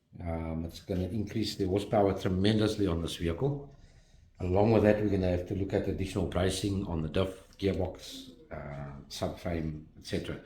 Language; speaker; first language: English; native; English